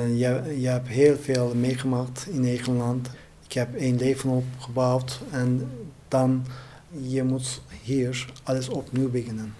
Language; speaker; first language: Dutch; non-native, learner; Turkish